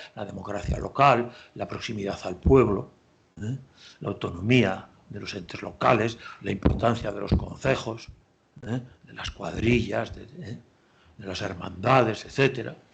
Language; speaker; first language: Spanish; native; Spanish